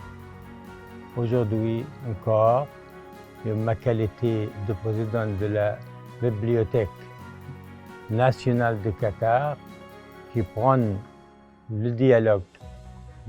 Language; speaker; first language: French; non-native, fluent; Arabic